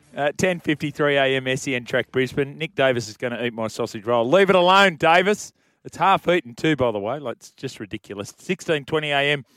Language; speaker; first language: English; native; English